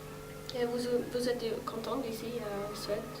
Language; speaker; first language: French; non-native, learner; Swedish